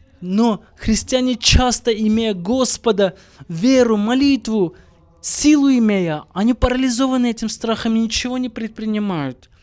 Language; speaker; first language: Russian; non-native, local second language; Armenian